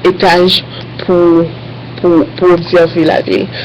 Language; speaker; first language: French; non-native, learner; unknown